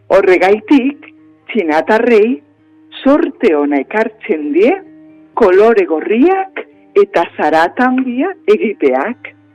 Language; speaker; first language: Basque; non-native, local second language; Spanish